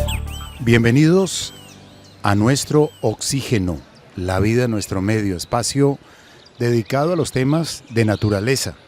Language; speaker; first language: Spanish; native; Spanish